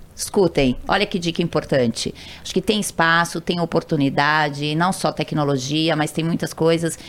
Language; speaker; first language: Portuguese; native; Portuguese